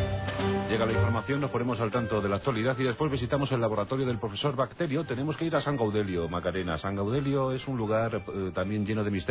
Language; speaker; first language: Spanish; native; Spanish